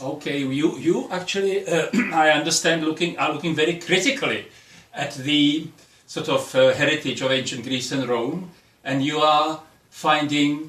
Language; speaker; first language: English; non-native, fluent; Czech